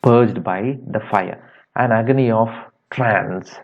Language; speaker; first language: English; non-native, local second language; Tamil